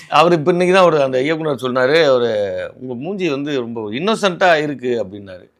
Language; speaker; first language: Tamil; native; Tamil